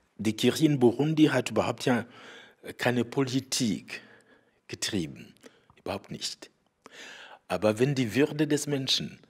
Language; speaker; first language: German; non-native, fluent; Rundi